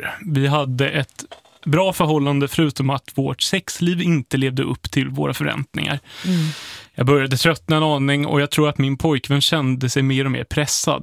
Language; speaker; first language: Swedish; native; Swedish